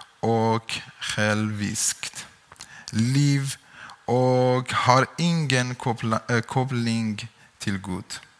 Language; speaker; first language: Swedish; non-native, learner; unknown